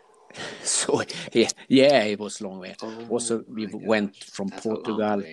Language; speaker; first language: English; non-native, fluent; Swedish